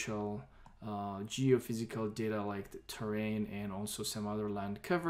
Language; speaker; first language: English; non-native, fluent; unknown